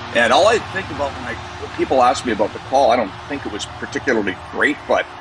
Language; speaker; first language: English; native; English